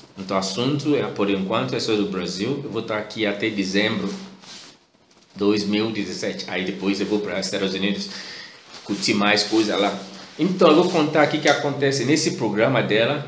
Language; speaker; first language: Portuguese; non-native, fluent; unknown